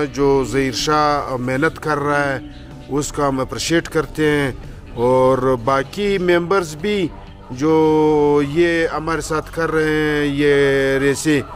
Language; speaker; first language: Urdu; non-native, local second language; Pashto